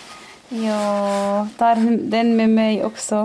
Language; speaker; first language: Swedish; non-native, learner; Arabic